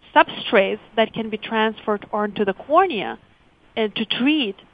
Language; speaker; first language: English; early bilingual, other home language; Lithuanian